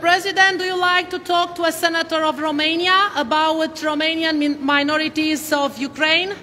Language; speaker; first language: English; non-native, learner; Romanian